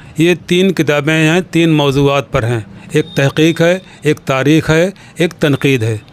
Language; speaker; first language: Urdu; native; Urdu